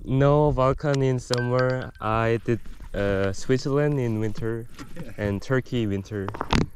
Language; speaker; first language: English; non-native, learner; Korean